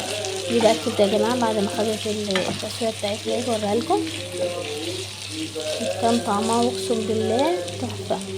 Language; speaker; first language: Arabic; native; Arabic